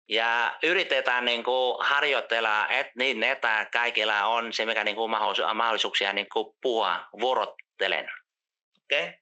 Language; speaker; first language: Finnish; non-native, fluent; Vietnamese